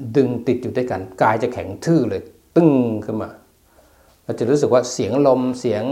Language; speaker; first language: Thai; native; Thai